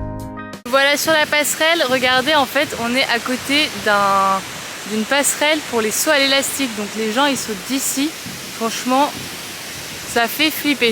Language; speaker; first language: French; native; French